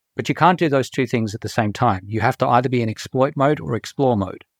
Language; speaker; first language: English; native; English